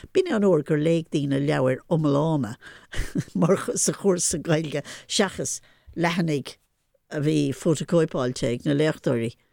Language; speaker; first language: Irish; non-native, local second language; English